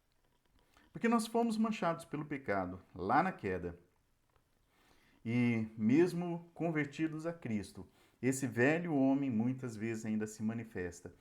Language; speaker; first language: Portuguese; native; Portuguese